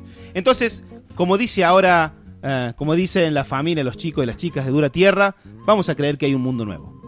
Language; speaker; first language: Spanish; native; Spanish